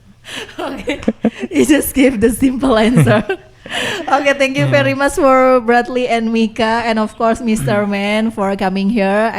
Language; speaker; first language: English; non-native, learner; Indonesian